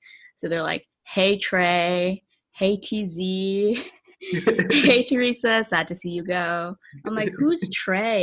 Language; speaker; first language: English; native; English